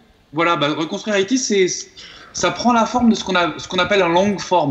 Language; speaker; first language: French; native; French